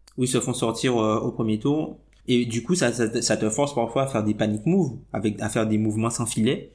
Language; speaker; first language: French; native; French